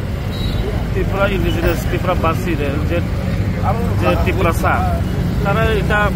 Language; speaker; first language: Bangla; non-native, local second language; Kok Borok